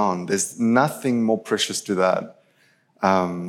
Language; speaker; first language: English; non-native, fluent; French